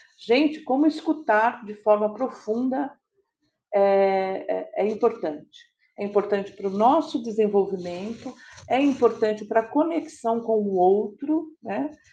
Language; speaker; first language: Portuguese; native; Portuguese